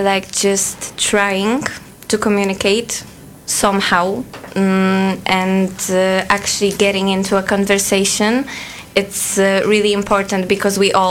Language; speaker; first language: English; non-native, fluent; Polish